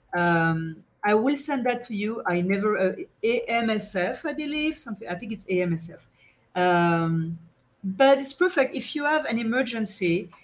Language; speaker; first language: English; non-native, fluent; French